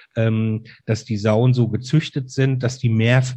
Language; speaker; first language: German; native; German